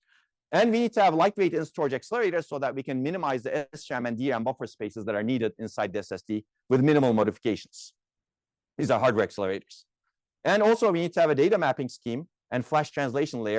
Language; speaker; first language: English; non-native, fluent; Turkish